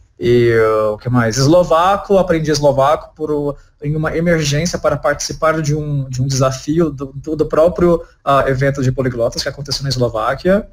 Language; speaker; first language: Portuguese; native; Portuguese